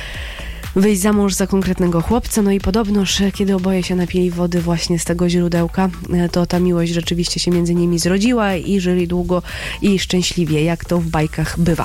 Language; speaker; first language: Polish; native; Polish